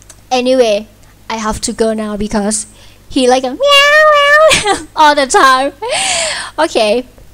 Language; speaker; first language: English; non-native, learner; Thai